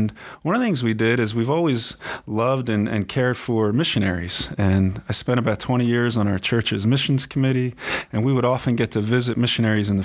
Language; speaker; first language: English; native; English